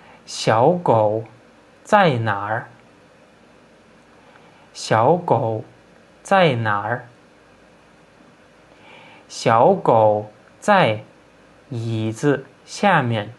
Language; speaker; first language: Chinese; non-native, fluent; Turkmen